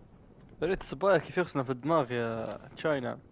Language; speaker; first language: Arabic; native; Arabic